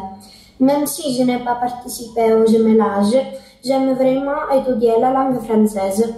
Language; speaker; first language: French; non-native, learner; Italian